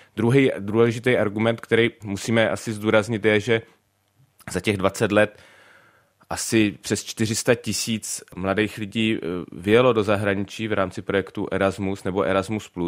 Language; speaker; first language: Czech; native; Czech